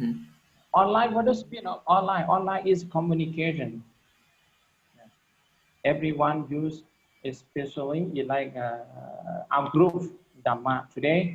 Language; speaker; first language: English; non-native, learner; Lao